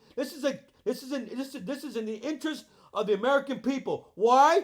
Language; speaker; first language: English; native; English